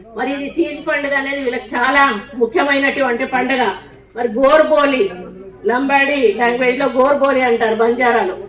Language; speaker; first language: Telugu; native; Telugu